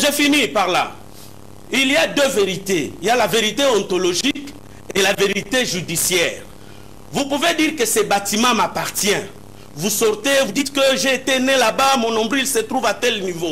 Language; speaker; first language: French; non-native, local second language; Lingala